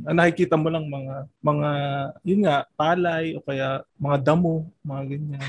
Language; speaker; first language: Filipino; non-native, local second language; Iloko